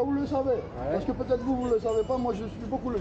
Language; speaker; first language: French; native; French